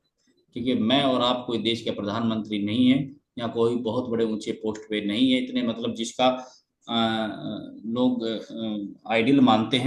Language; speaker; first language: Hindi; native; Hindi